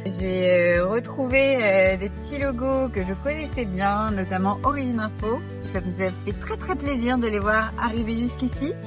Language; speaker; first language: French; native; French